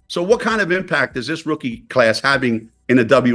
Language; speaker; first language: English; native; English